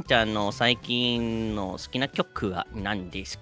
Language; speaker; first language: Japanese; non-native, fluent; English